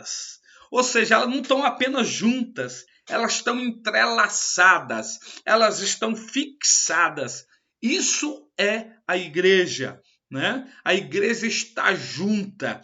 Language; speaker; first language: Portuguese; native; Portuguese